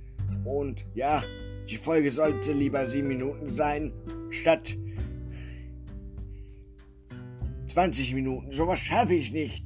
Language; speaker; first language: German; native; German